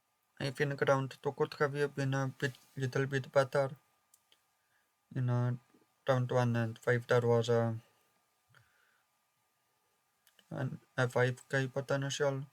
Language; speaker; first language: English; non-native, fluent; Polish